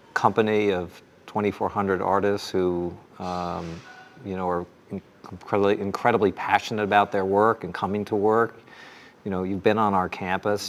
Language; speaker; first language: English; native; English